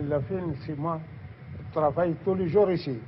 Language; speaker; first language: French; non-native, learner; Arabic